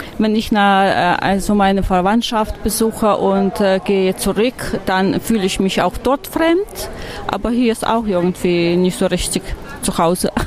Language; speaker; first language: German; non-native, fluent; Russian